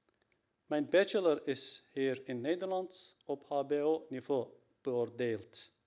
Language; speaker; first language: Dutch; non-native, fluent; Turkish